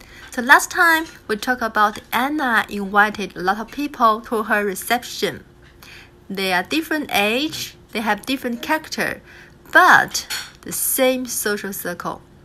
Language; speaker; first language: English; non-native, learner; Chinese